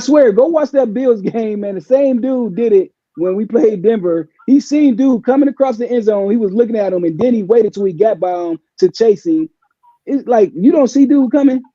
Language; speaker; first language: English; native; English